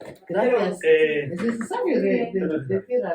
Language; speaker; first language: Spanish; non-native, learner; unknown